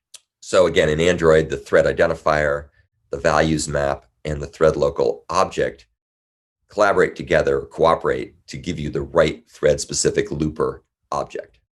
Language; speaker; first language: English; native; English